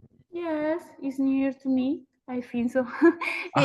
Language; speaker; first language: English; non-native, learner; Spanish